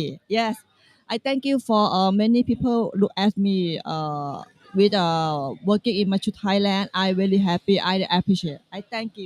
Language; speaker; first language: English; non-native, learner; Thai